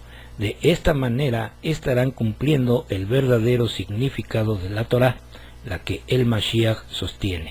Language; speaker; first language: Spanish; native; Spanish